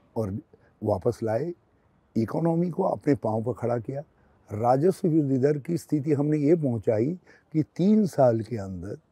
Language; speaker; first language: Hindi; native; Hindi